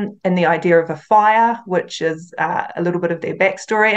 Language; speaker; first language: English; native; English